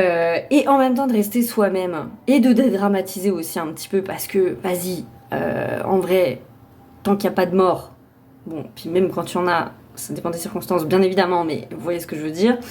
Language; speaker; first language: French; native; French